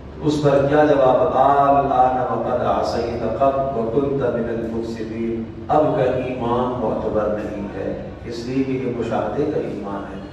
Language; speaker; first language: Urdu; native; Urdu